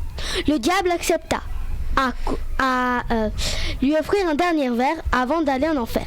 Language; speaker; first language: French; native; French